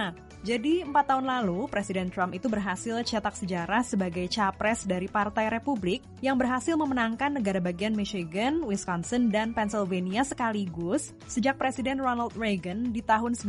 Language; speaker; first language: Indonesian; native; Indonesian